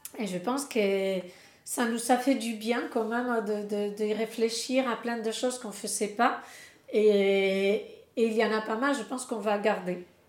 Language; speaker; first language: French; non-native, fluent; Spanish